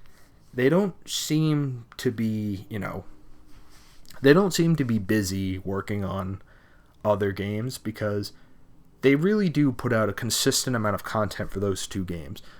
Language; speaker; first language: English; native; English